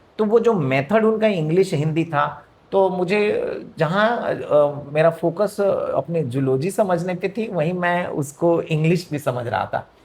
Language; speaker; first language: Hindi; non-native, local second language; Bhojpuri